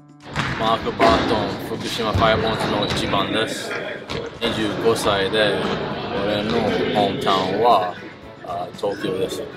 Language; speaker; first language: Japanese; early bilingual, heritage; English